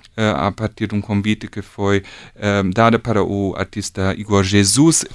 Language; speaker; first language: Portuguese; non-native, fluent; German